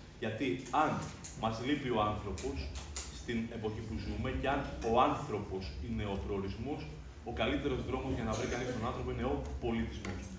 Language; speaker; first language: Greek; native; Greek